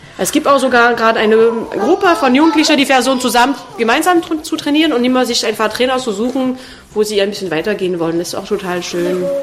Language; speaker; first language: German; non-native, fluent; French